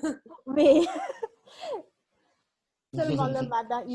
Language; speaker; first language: French; non-native, learner; Chinese